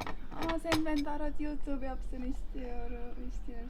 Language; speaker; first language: Turkish; non-native, learner; Estonian